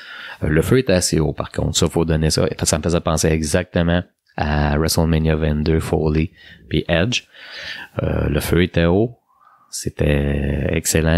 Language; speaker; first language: French; native; French